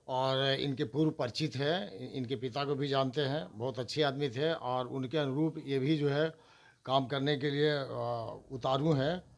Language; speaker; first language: Hindi; native; Hindi